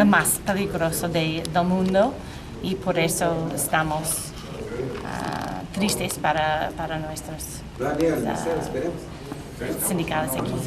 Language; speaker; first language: Spanish; non-native, learner; English